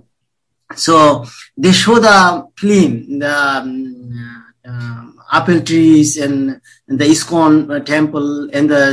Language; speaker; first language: English; non-native, local second language; Hindi